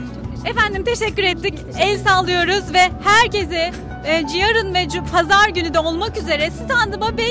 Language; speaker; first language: Turkish; native; Turkish